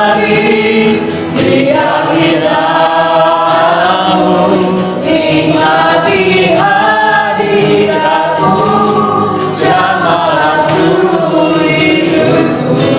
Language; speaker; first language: Indonesian; native; Indonesian